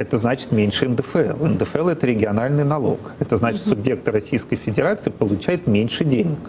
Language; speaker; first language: Russian; native; Russian